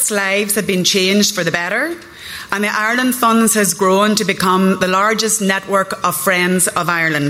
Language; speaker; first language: English; native; English